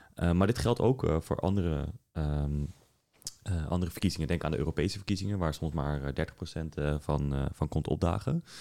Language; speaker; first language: Dutch; early bilingual, other home language; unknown